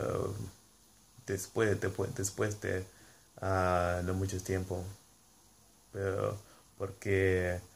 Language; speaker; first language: Spanish; non-native, learner; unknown